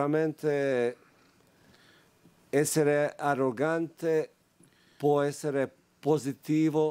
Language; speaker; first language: Italian; non-native, fluent; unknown